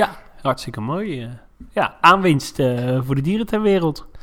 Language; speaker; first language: Dutch; native; Dutch